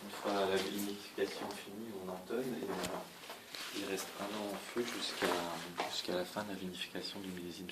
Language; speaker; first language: French; native; French